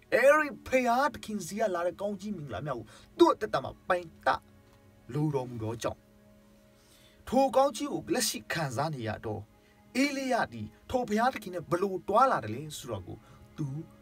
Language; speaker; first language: Burmese; non-native, local second language; Thado Chin